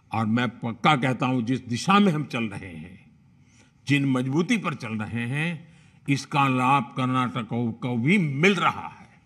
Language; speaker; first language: Hindi; non-native, local second language; Gujarati